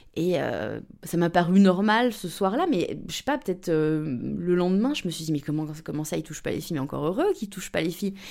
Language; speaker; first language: French; native; French